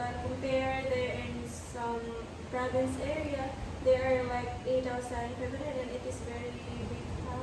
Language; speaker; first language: English; non-native, local second language; Filipino